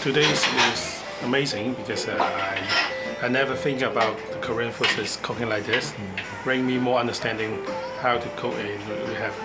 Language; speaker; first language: English; non-native, learner; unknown